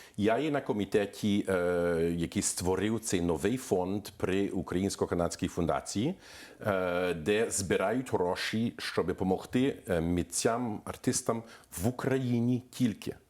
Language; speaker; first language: Ukrainian; early bilingual, heritage; Ukrainian